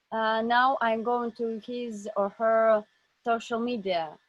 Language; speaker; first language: English; non-native, learner; Russian